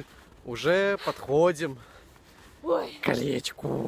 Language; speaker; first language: Russian; native; Russian